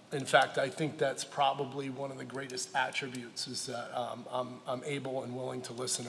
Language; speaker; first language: English; native; English